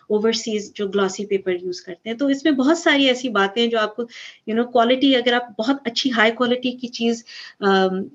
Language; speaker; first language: Urdu; early bilingual, heritage; Urdu